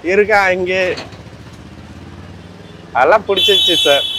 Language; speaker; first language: Tamil; non-native, learner; Hindi